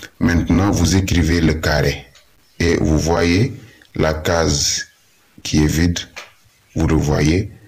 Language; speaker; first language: French; non-native, local second language; Wolof